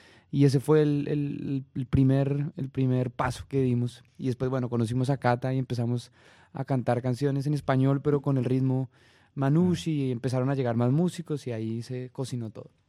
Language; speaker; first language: Spanish; native; Spanish